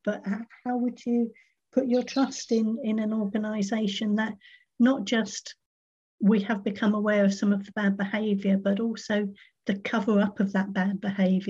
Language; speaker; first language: English; native; English